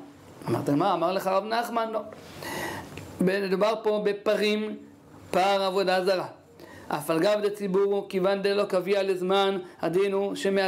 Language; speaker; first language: Hebrew; native; Hebrew